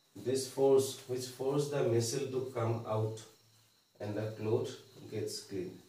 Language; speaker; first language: English; non-native, local second language; Assamese